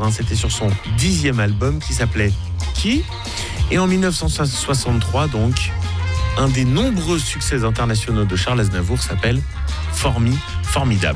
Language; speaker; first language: French; native; French